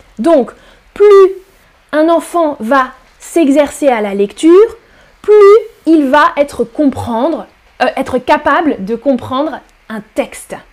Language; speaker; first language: French; native; French